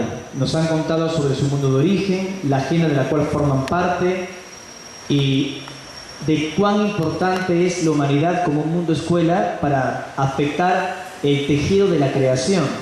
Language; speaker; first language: Spanish; native; Spanish